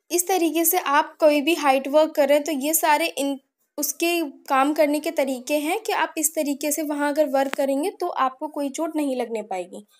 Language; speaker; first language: Hindi; native; Hindi